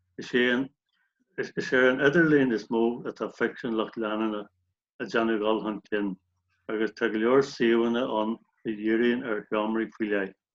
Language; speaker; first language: Irish; native; Irish